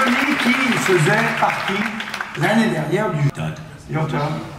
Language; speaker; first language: French; native; French